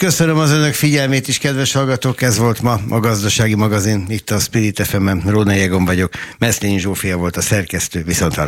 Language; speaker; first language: Hungarian; native; Hungarian